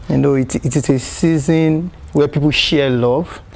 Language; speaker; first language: English; non-native, local second language; Yoruba